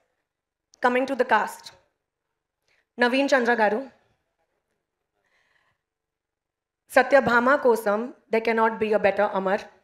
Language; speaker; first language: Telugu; non-native, local second language; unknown